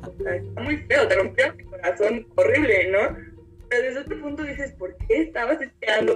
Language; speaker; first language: Spanish; native; Spanish